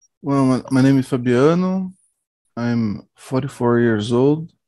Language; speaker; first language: English; non-native, learner; Portuguese